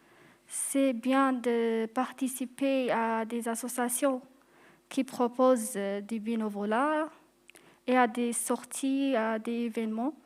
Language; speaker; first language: French; non-native, fluent; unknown